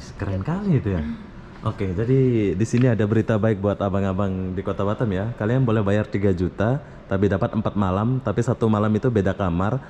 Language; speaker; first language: Indonesian; native; Indonesian